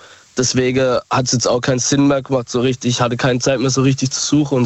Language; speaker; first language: German; native; German